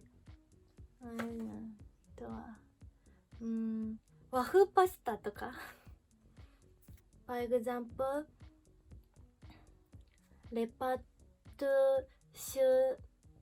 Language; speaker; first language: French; non-native, learner; Japanese